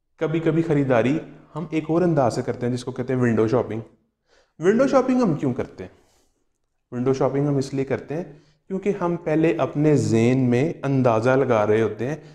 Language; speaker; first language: Urdu; non-native, local second language; Punjabi